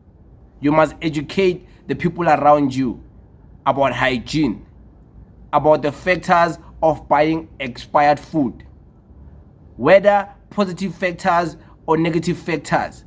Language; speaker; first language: English; non-native, local second language; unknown